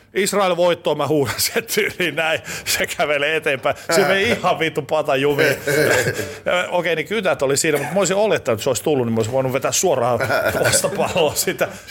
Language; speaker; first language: Finnish; native; Finnish